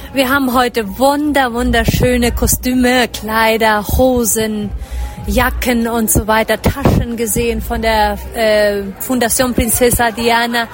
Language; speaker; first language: German; early bilingual, heritage; German